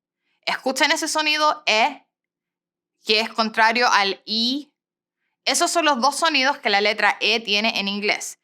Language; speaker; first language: Spanish; non-native, fluent; English